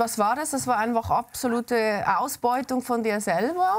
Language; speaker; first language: German; native; German